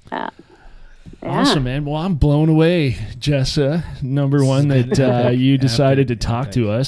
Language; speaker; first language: English; native; English